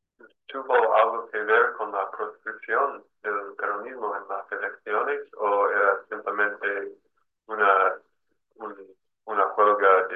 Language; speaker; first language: Spanish; non-native, fluent; English